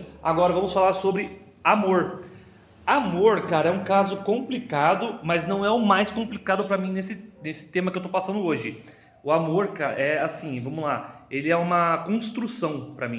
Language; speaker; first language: Portuguese; native; Portuguese